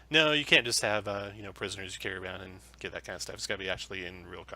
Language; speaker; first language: English; native; English